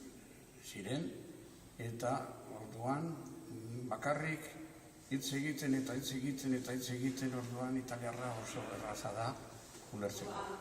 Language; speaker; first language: Basque; non-native, local second language; Spanish